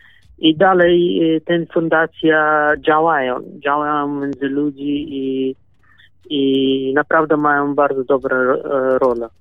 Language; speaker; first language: Polish; non-native, learner; Kurdish